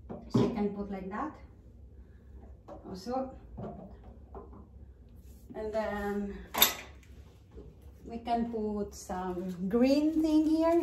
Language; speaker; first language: English; non-native, local second language; Cebuano